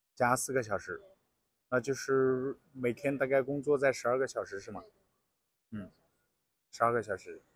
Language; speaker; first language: Chinese; native; Chinese